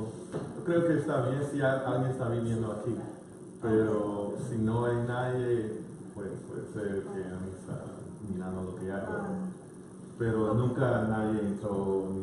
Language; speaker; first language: Spanish; non-native, learner; English